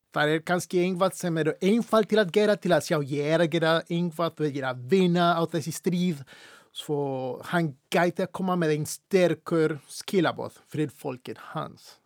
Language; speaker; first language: Icelandic; non-native, fluent; Spanish